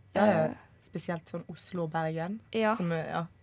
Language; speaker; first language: Norwegian; native; Norwegian